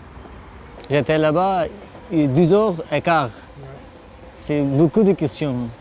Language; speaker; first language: French; non-native, learner; Persian